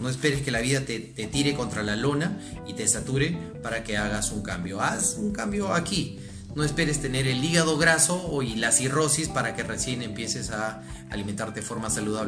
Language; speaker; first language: Spanish; native; Spanish